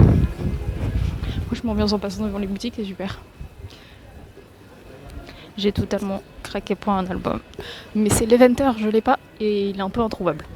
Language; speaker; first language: French; native; French